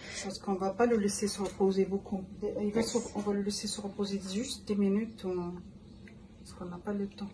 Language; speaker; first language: French; non-native, local second language; Arabic